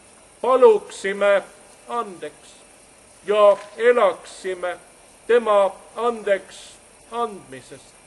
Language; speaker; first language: Estonian; non-native, learner; Swedish